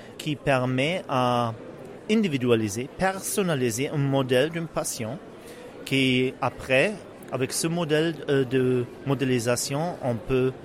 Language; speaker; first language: French; non-native, fluent; Czech